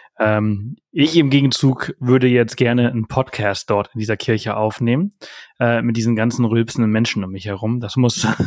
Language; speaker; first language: German; early bilingual, heritage; German